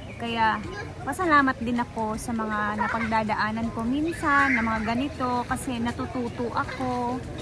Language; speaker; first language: Filipino; non-native, local second language; Cebuano